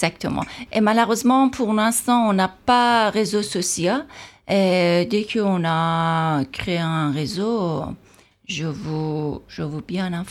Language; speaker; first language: French; non-native, fluent; Persian